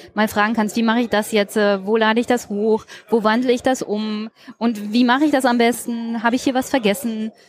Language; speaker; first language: German; native; German